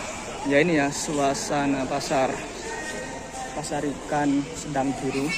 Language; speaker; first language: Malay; non-native, local second language; Javanese